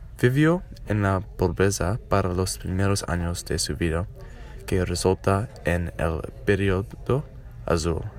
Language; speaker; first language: Spanish; non-native, learner; English